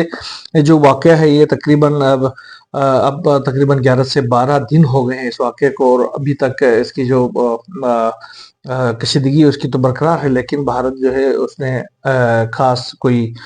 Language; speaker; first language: Urdu; native; Urdu